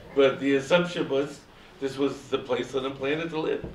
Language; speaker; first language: English; native; English